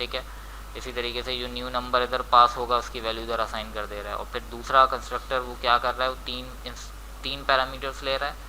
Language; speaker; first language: Hindi; native; Hindi